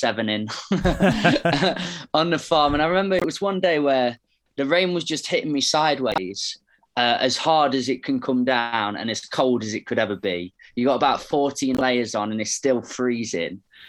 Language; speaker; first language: English; native; English